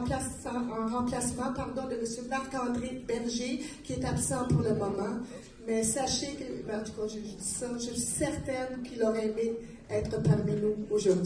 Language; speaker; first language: French; native; French